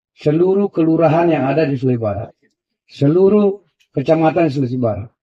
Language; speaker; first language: Indonesian; non-native, local second language; Buginese